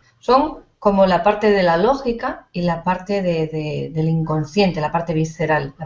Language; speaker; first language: Spanish; native; Spanish